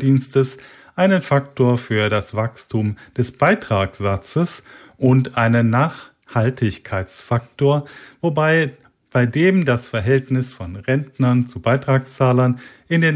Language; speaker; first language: German; native; German